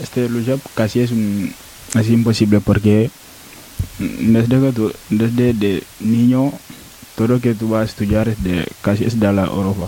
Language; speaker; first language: Spanish; non-native, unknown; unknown